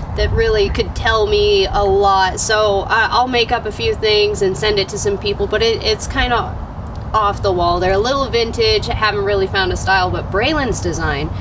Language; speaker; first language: English; native; English